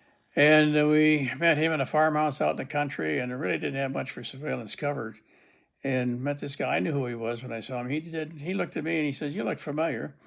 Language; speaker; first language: English; native; English